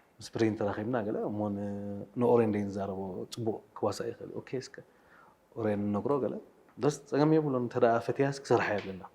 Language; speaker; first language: Tigrinya; native; Tigrinya